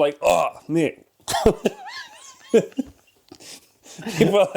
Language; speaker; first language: English; native; English